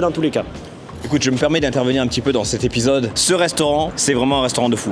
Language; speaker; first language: French; native; French